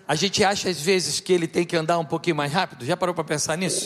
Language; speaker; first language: Portuguese; native; Portuguese